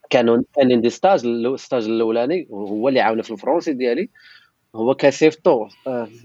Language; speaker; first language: Arabic; non-native, local second language; Tachelhit